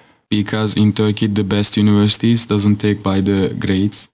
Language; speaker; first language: English; non-native, fluent; Turkish